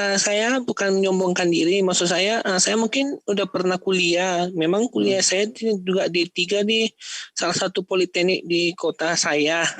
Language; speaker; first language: Indonesian; native; Indonesian